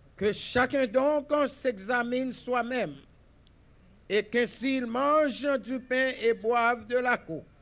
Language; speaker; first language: French; native; French